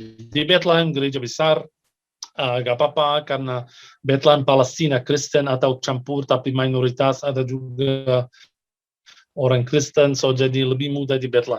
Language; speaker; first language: Indonesian; non-native, fluent; Arabic